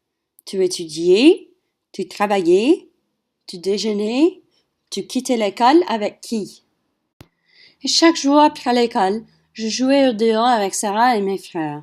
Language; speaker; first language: French; non-native, learner; English